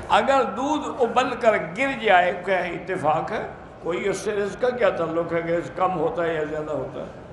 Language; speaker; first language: Urdu; native; Urdu